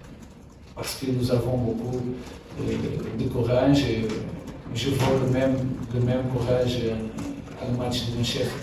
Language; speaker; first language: French; non-native, learner; Portuguese